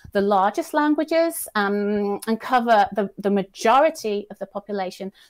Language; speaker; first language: English; native; English